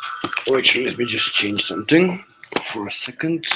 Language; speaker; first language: English; non-native, fluent; Korean